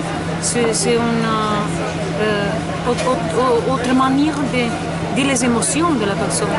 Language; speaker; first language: French; non-native, learner; Catalan